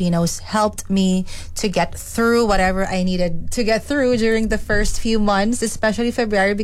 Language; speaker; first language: English; non-native, local second language; Cebuano